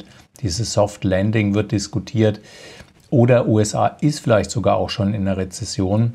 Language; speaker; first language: German; native; German